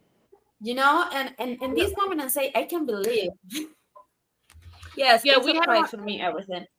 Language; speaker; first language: English; non-native, learner; Spanish